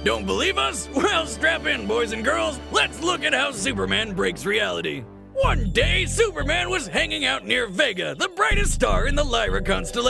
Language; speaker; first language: English; native; English